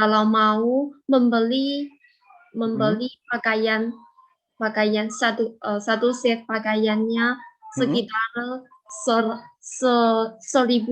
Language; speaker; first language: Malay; non-native, fluent; Chinese